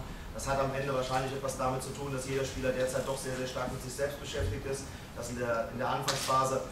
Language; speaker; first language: German; native; German